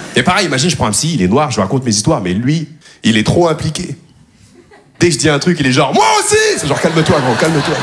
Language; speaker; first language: French; native; French